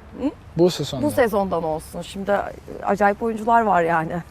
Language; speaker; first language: Turkish; native; Turkish